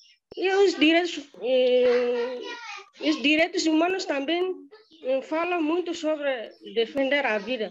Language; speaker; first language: Portuguese; non-native, local second language; Tetum